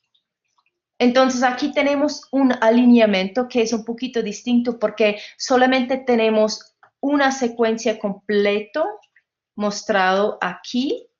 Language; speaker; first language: Spanish; non-native, fluent; English